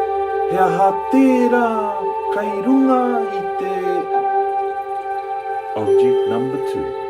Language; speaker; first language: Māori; non-native, local second language; English